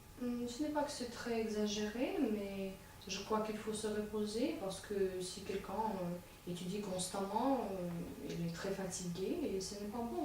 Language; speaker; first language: French; non-native, fluent; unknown